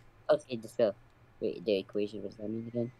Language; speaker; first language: English; native; English